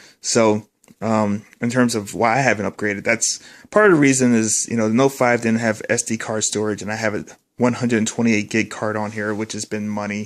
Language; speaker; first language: English; native; English